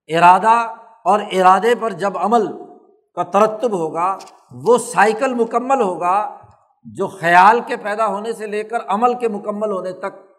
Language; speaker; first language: Urdu; non-native, local second language; Punjabi